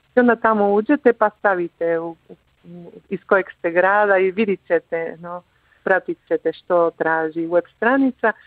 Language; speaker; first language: Croatian; early bilingual, heritage; Croatian